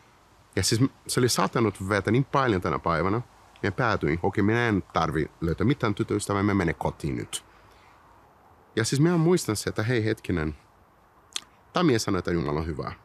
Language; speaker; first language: Finnish; non-native, fluent; Portuguese